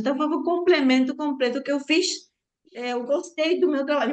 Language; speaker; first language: Portuguese; non-native, learner; Spanish